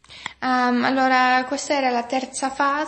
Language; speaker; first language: Italian; non-native, fluent; German